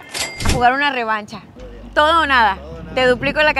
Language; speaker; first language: Spanish; native; Spanish